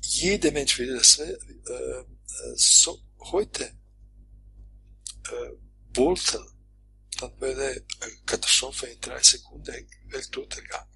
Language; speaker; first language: German; non-native, fluent; Croatian